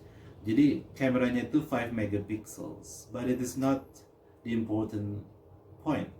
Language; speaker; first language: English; non-native, fluent; Indonesian